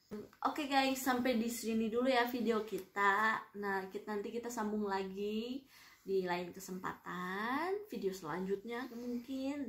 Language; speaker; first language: Indonesian; non-native, local second language; Javanese